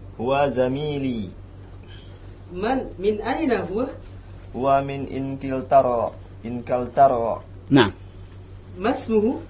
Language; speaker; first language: Arabic; non-native, learner; Indonesian